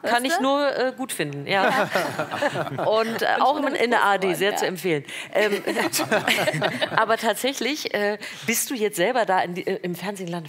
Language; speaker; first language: German; native; German